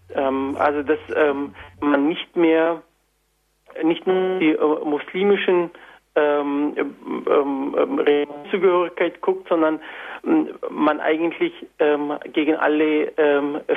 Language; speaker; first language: German; non-native, fluent; Turkish